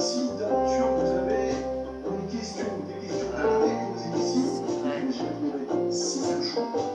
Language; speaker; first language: French; native; French